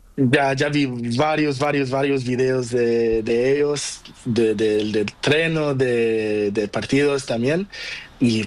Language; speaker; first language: Spanish; non-native, learner; Portuguese